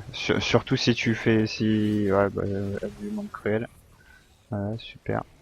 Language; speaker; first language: French; native; French